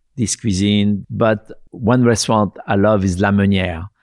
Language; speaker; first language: English; non-native, fluent; French